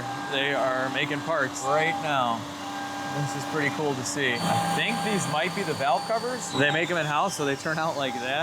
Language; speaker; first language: English; native; English